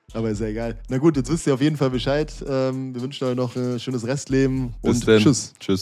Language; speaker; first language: German; native; German